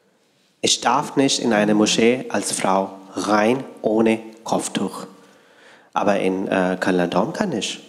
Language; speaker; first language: German; non-native, fluent; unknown